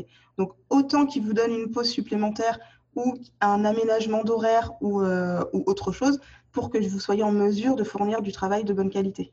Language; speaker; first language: French; native; French